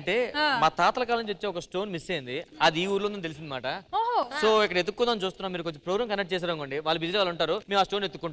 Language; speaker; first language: Telugu; native; Telugu